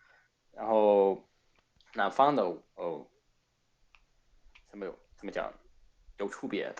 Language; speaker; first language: Chinese; non-native, fluent; Spanish